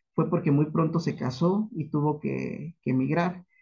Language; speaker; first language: Spanish; native; Spanish